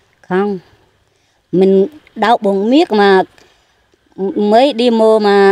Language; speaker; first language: Vietnamese; non-native, local second language; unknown